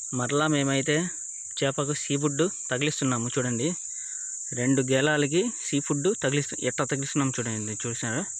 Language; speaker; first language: Telugu; non-native, local second language; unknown